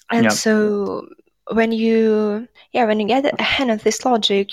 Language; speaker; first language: English; non-native, fluent; Russian